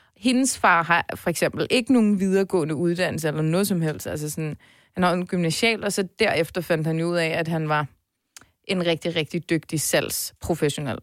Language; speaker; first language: Danish; early bilingual, other home language; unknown